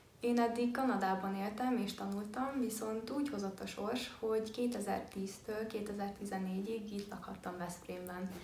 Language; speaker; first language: Hungarian; early bilingual, heritage; Hungarian